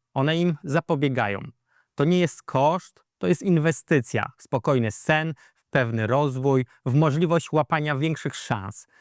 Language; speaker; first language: Polish; native; Polish